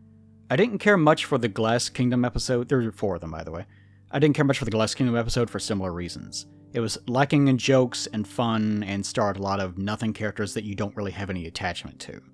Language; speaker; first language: English; native; English